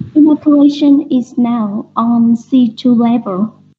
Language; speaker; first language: English; non-native, learner; Vietnamese